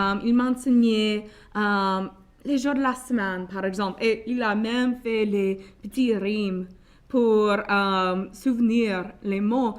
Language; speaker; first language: French; non-native, local second language; English